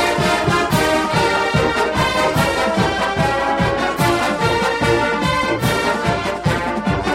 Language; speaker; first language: English; native; English